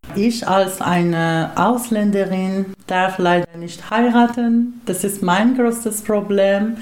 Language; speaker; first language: German; non-native, fluent; Persian